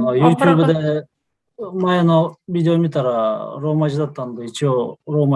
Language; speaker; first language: Japanese; non-native, fluent; Kyrgyz